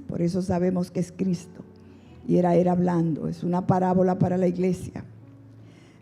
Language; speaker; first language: Spanish; native; Spanish